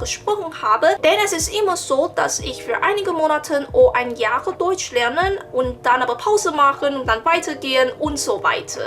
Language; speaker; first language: German; non-native, learner; Chinese